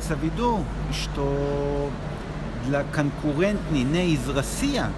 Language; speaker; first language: Russian; non-native, learner; Hebrew